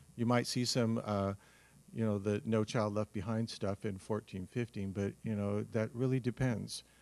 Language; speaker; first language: English; native; English